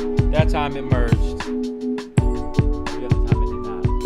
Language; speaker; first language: English; native; English